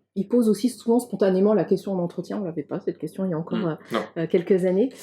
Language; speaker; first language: French; native; French